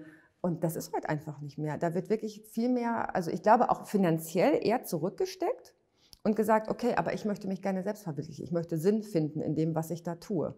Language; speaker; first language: German; native; German